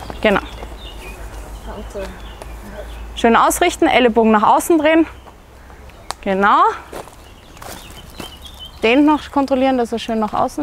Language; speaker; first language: German; native; German